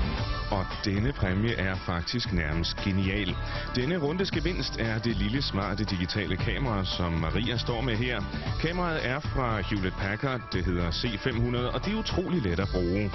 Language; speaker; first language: Danish; native; Danish